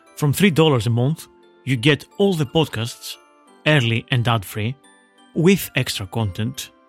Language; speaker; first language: English; non-native, fluent; Greek